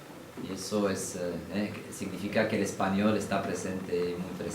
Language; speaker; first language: Spanish; non-native, fluent; Arabic